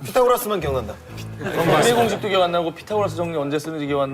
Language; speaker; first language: Korean; native; Korean